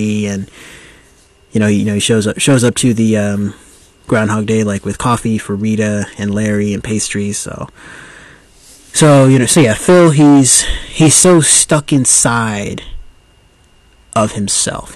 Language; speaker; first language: English; native; English